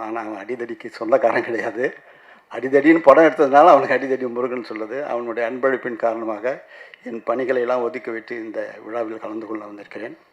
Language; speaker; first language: Tamil; native; Tamil